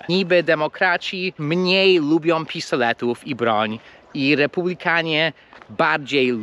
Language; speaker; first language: Polish; non-native, fluent; English